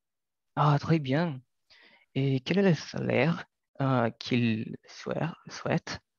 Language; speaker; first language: French; non-native, learner; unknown